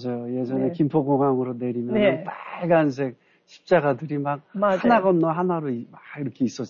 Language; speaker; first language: Korean; native; Korean